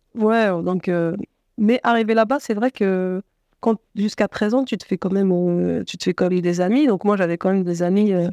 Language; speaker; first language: French; native; French